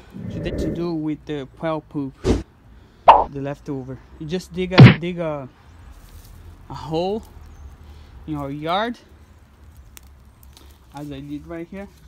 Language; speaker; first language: English; non-native, fluent; Portuguese